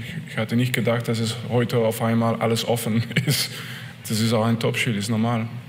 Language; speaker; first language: German; non-native, fluent; French